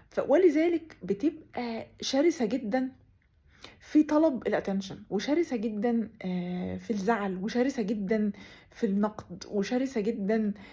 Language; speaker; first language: Arabic; native; Arabic